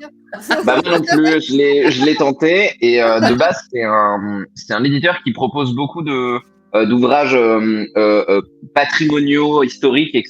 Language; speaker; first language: French; native; French